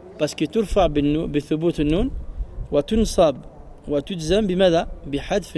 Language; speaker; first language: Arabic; non-native, fluent; French